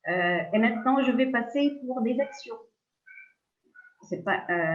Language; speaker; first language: French; non-native, local second language; Arabic